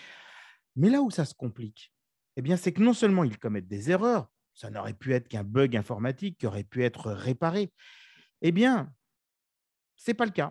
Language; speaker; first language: French; native; French